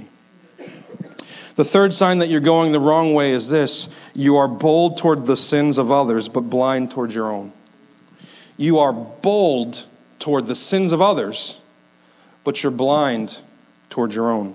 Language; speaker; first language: English; native; English